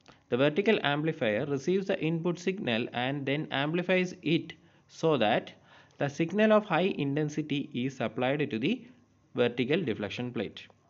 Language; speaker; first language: English; non-native, local second language; Malayalam